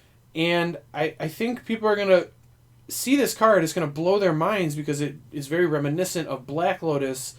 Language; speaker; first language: English; native; English